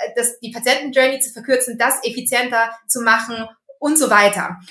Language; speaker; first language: German; early bilingual, other home language; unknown